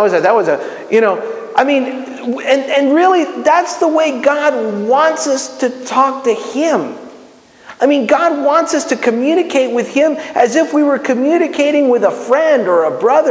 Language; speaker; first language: English; native; English